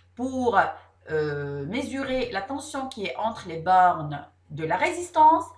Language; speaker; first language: French; non-native, local second language; Arabic